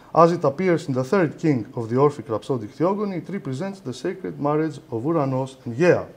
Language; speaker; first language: English; non-native, fluent; Greek